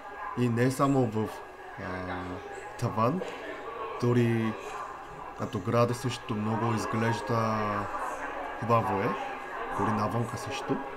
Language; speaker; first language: Bulgarian; non-native, learner; Korean